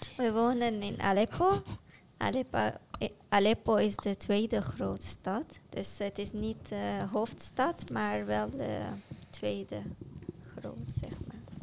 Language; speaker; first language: Dutch; non-native, fluent; Arabic